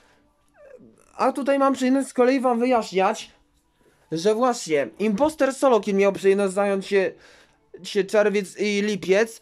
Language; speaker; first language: Polish; native; Polish